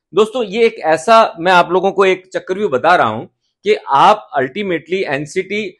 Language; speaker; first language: Hindi; native; Hindi